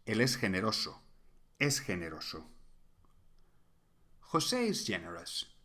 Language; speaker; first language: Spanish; non-native, fluent; English